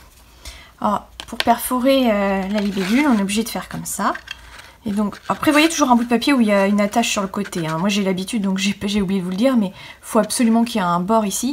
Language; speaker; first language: French; native; French